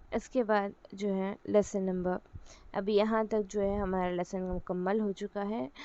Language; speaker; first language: Urdu; native; Urdu